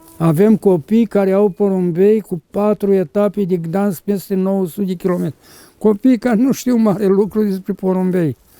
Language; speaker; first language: Romanian; native; Romanian